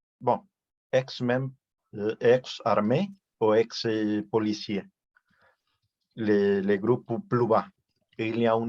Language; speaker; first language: French; non-native, learner; Spanish